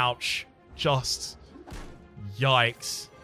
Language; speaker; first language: English; native; English